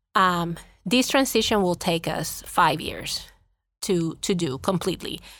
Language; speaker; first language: English; non-native, fluent; Spanish